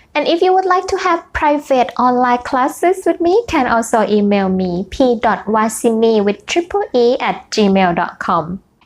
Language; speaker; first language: English; non-native, fluent; Thai